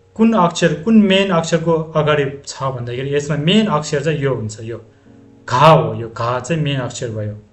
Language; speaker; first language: Nepali; non-native, local second language; Tibetan